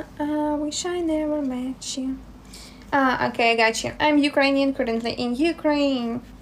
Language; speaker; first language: English; non-native, learner; Ukrainian